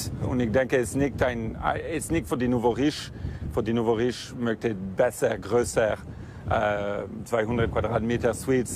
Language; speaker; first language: German; non-native, fluent; Italian